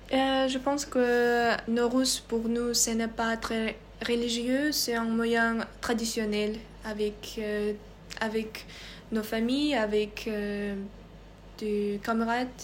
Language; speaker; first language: French; non-native, learner; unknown